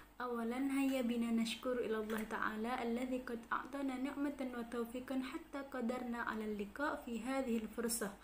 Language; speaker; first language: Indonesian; native; Indonesian